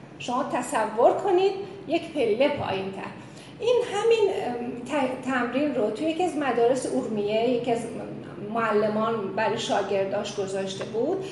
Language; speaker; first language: Persian; non-native, local second language; Azerbaijani